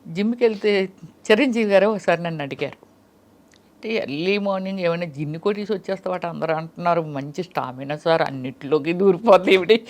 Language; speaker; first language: Telugu; native; Telugu